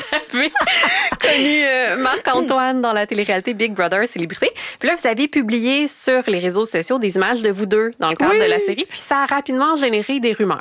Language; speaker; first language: French; native; French